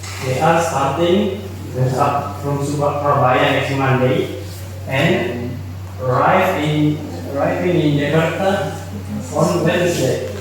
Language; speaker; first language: English; non-native, learner; Indonesian